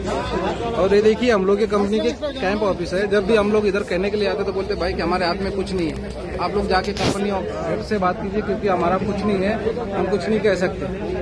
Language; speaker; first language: Hindi; native; Hindi